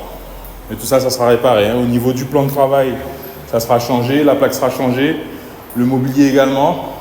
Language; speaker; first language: French; native; French